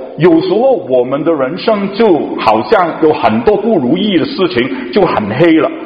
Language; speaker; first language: Chinese; non-native, local second language; Cantonese